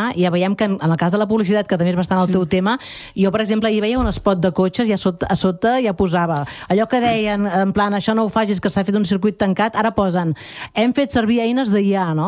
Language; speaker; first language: Catalan; native; Catalan